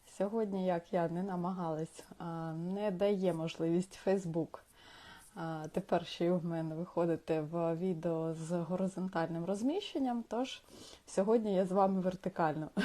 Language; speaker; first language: Ukrainian; non-native, local second language; Russian